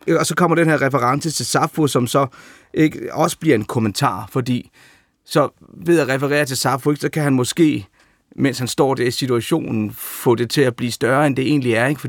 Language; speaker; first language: Danish; native; Danish